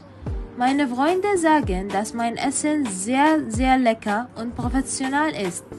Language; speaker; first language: German; non-native, learner; Arabic